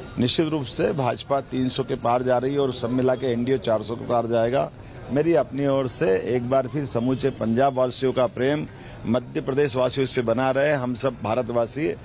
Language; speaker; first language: Hindi; native; Hindi